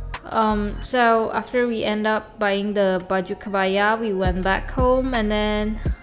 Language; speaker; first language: English; non-native, local second language; Chinese